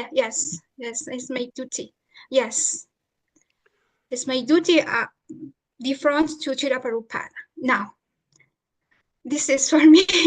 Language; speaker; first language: English; non-native, learner; Italian